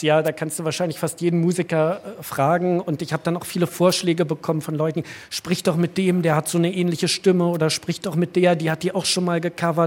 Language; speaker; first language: German; native; German